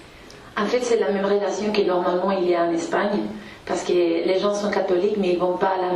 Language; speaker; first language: French; non-native, fluent; Spanish